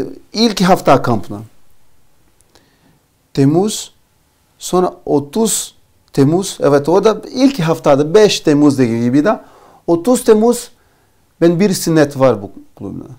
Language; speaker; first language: Turkish; non-native, learner; Portuguese